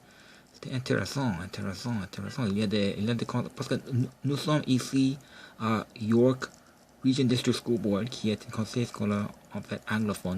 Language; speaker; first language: French; non-native, local second language; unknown